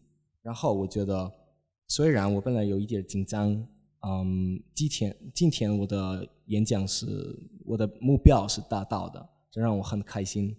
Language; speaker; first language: Chinese; non-native, fluent; Polish